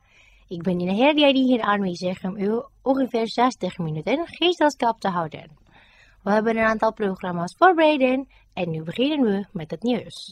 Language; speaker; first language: Dutch; non-native, learner; Indonesian